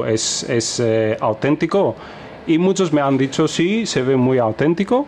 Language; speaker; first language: Spanish; non-native, fluent; Greek